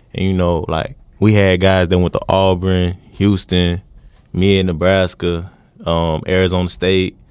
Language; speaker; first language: English; native; English